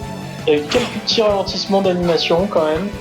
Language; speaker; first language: French; native; French